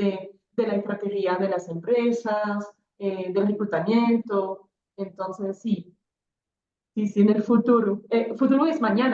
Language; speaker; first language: Spanish; non-native, fluent; French